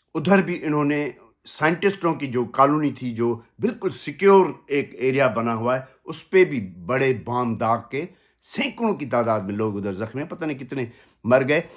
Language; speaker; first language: Urdu; non-native, local second language; Sindhi